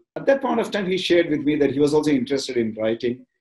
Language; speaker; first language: English; non-native, local second language; Tamil